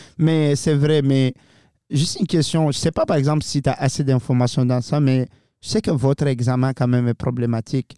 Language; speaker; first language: French; non-native, fluent; Arabic